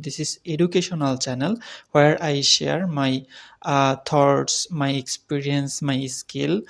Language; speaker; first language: English; non-native, learner; Bangla